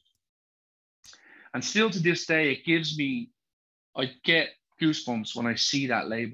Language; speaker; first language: English; native; English